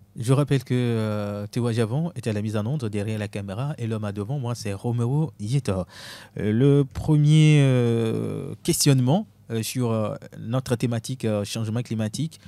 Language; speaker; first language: French; non-native, local second language; Ewe